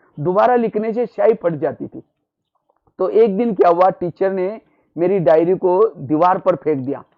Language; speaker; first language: Hindi; non-native, local second language; Marathi